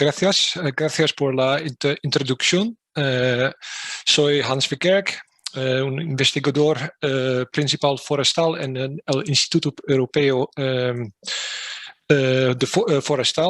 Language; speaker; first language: Spanish; non-native, learner; Dutch